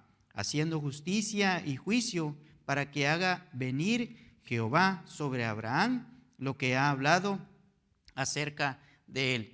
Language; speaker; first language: Spanish; native; Spanish